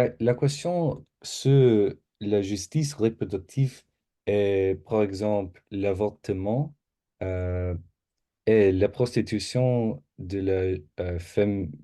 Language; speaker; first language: French; non-native, learner; English